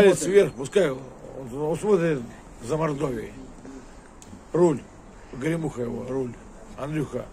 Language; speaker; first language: Russian; native; Russian